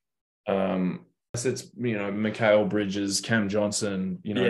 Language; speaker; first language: English; native; English